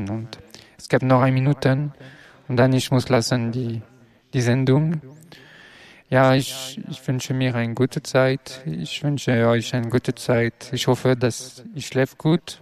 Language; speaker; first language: German; non-native, learner; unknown